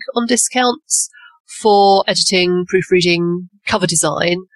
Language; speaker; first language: English; native; English